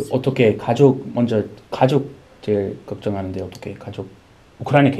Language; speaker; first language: Korean; native; Korean